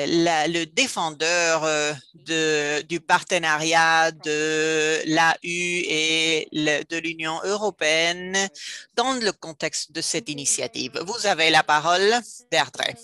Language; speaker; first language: French; non-native, fluent; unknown